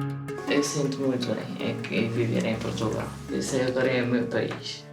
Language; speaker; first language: Portuguese; early bilingual, other home language; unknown